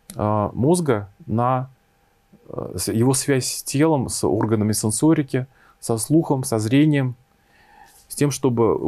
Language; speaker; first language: Russian; native; Russian